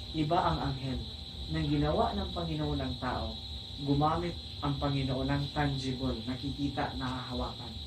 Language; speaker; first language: Filipino; non-native, local second language; Cebuano